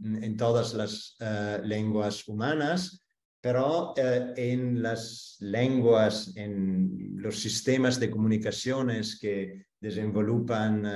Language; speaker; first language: Spanish; non-native, fluent; Italian